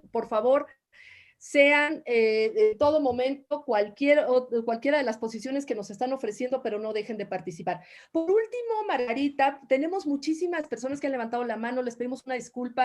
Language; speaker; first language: Spanish; native; Spanish